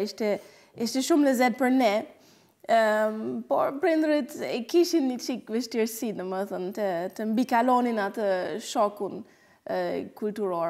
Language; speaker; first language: Albanian; non-native, fluent; German